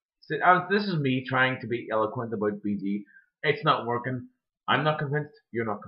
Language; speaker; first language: English; native; English